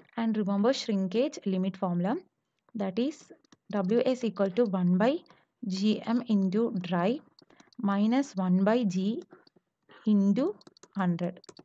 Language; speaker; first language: English; non-native, local second language; Malayalam